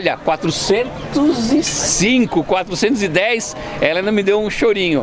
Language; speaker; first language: Portuguese; native; Portuguese